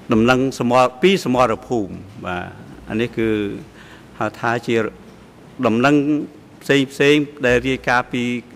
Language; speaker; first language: Khmer; native; Khmer